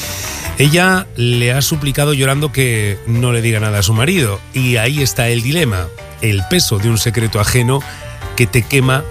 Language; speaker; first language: Spanish; native; Spanish